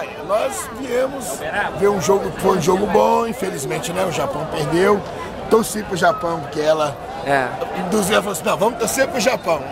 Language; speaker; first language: Portuguese; native; Portuguese